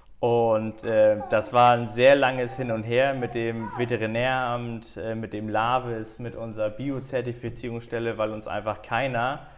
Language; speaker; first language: German; native; German